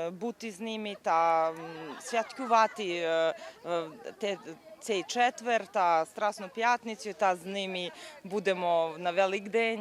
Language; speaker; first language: Ukrainian; non-native, learner; Serbian